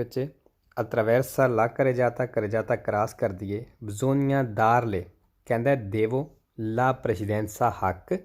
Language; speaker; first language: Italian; non-native, learner; Punjabi